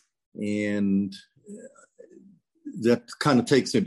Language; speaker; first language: English; native; English